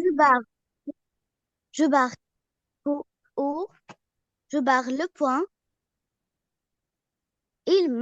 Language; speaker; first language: French; non-native, learner; Arabic